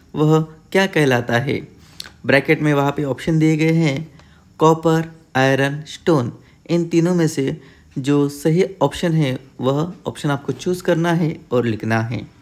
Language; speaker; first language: Hindi; non-native, local second language; Marathi